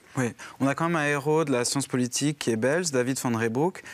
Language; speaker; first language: French; native; French